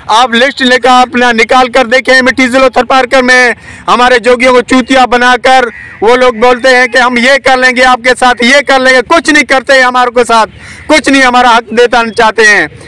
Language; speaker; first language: Urdu; non-native, local second language; Sindhi